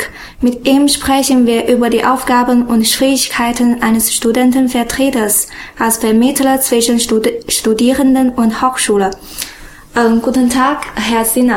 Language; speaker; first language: German; non-native, learner; Chinese